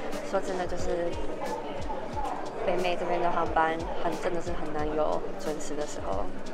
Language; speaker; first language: Chinese; early bilingual, heritage; Chinese